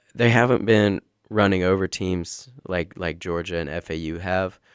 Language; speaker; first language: English; native; English